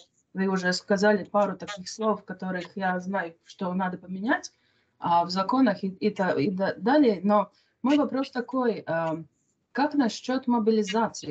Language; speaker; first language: Russian; non-native, local second language; Latvian